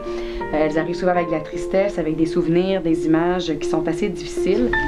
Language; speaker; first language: French; native; French